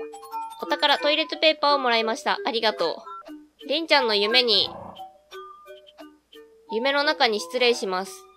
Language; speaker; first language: Japanese; native; Japanese